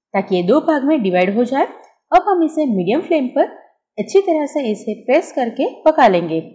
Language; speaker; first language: Hindi; non-native, local second language; Gujarati